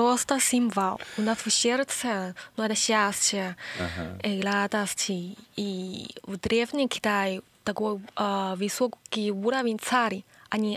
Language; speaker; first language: Russian; non-native, learner; Chinese